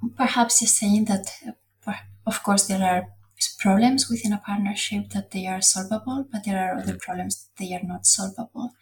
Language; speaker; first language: English; non-native, fluent; Spanish